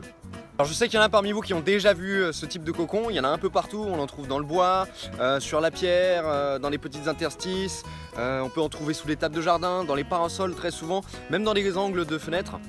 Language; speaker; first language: French; native; French